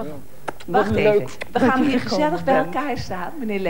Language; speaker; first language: Dutch; native; Dutch